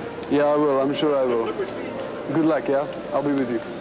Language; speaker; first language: English; non-native, fluent; Czech